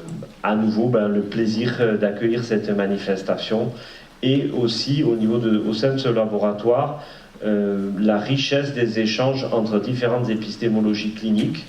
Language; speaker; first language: French; native; French